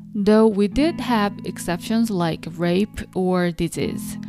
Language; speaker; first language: English; non-native, fluent; Korean